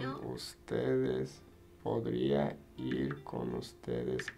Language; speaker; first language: Spanish; non-native, fluent; English